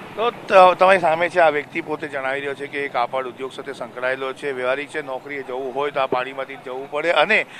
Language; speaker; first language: Gujarati; native; Gujarati